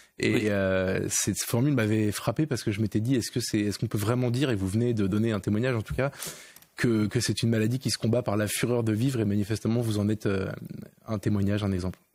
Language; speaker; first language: French; native; French